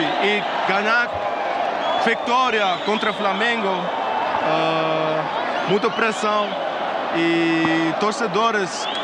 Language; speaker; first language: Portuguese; non-native, learner; Dutch